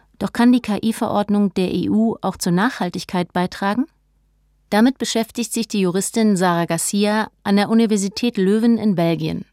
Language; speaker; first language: German; native; German